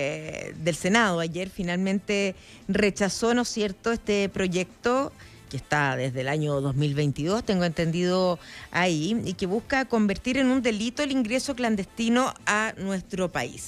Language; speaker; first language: Spanish; native; Spanish